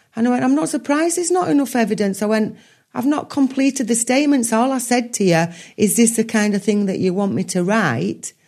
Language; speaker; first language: English; native; English